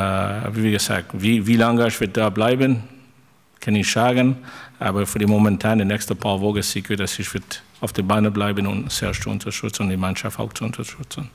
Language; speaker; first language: German; non-native, fluent; French